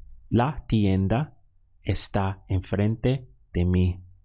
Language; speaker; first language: English; native; English